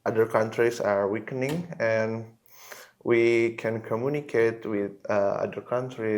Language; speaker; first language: English; non-native, local second language; Indonesian